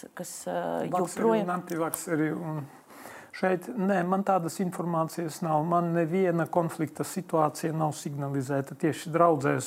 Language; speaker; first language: Latvian; non-native, local second language; Polish